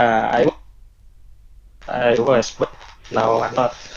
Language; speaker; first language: English; non-native, learner; Indonesian